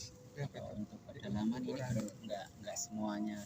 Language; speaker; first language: Malay; native; Malay